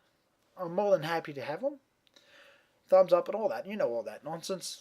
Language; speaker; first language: English; native; English